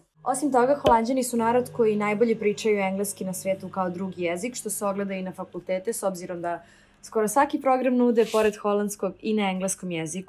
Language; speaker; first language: Serbian; native; Serbian